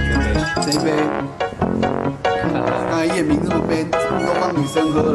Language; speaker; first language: Chinese; native; Chinese